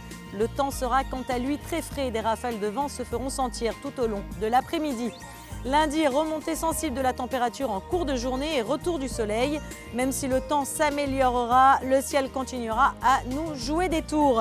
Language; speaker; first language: French; native; French